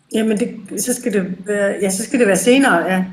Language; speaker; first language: Danish; native; Danish